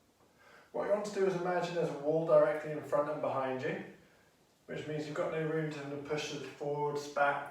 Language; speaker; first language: English; native; English